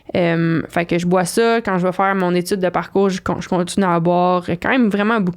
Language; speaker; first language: French; native; French